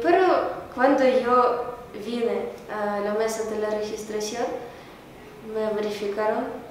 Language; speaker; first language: Spanish; non-native, learner; Ukrainian